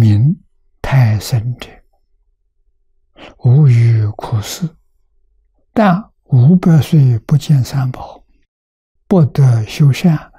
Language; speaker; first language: Chinese; native; Chinese